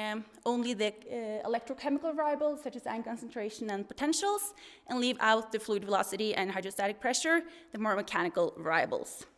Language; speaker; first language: English; non-native, fluent; Norwegian